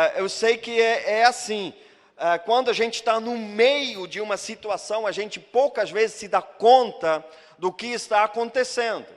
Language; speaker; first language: Portuguese; non-native, fluent; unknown